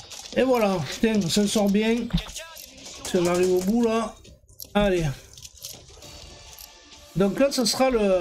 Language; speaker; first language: French; native; French